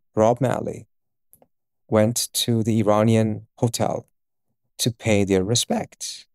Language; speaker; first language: English; early bilingual, other home language; Swedish